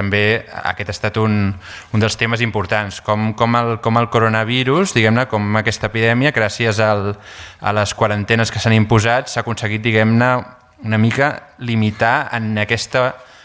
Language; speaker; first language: Catalan; native; Catalan